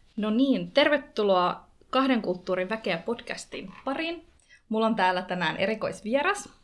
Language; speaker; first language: Finnish; early bilingual, other home language; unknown